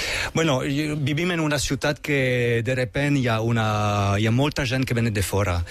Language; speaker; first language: Catalan; non-native, fluent; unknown